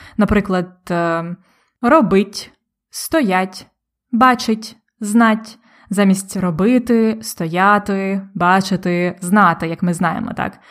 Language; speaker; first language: Ukrainian; native; Ukrainian